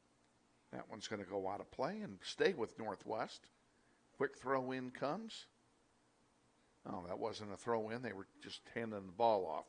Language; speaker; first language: English; native; English